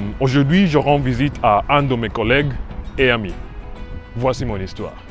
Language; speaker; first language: French; non-native, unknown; Swahili